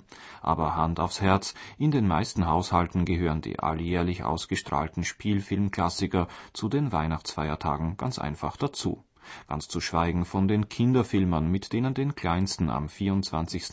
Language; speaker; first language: German; native; German